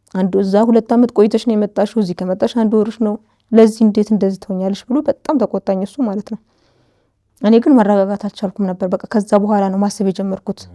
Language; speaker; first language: Amharic; native; Amharic